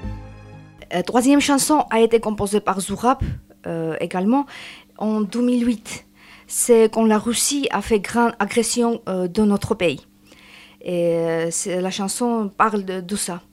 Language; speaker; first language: French; non-native, learner; Georgian